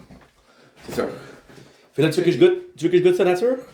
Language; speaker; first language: French; native; French